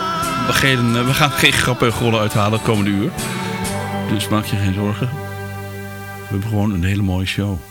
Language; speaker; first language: Dutch; native; Dutch